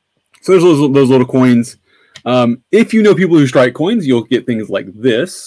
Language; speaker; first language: English; native; English